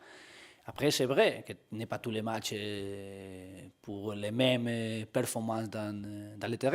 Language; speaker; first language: French; non-native, learner; Spanish